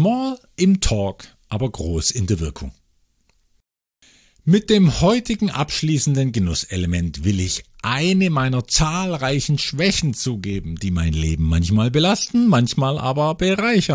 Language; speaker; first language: German; native; German